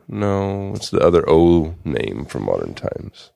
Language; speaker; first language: English; native; English